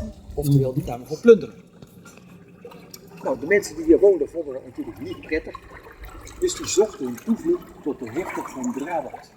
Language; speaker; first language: Dutch; native; Dutch